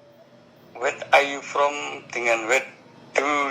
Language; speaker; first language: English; non-native, learner; Indonesian